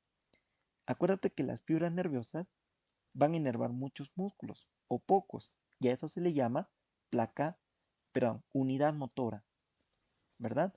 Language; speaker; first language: Spanish; native; Spanish